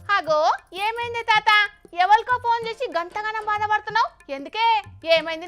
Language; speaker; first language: Telugu; native; Telugu